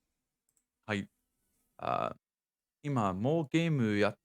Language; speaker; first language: Japanese; non-native, learner; English